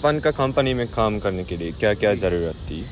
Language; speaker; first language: Hindi; non-native, fluent; Japanese